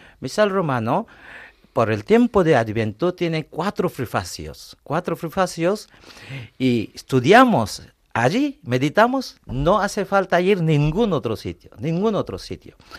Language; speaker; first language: Spanish; non-native, fluent; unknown